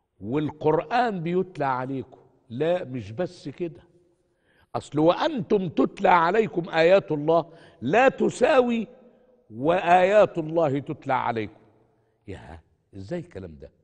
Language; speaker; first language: Arabic; native; Arabic